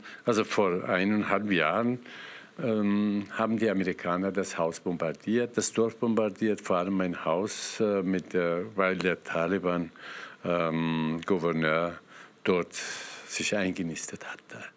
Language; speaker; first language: German; non-native, fluent; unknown